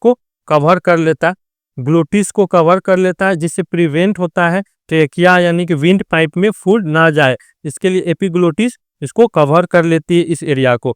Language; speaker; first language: Hindi; native; Hindi